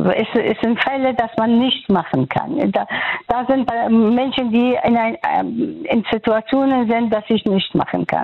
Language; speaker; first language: German; non-native, fluent; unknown